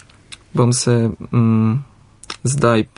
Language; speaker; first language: Slovenian; non-native, learner; Polish